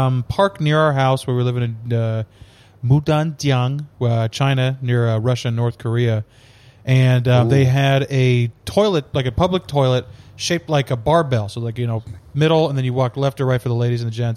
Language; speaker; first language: English; native; English